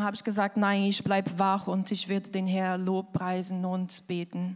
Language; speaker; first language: German; non-native, fluent; Portuguese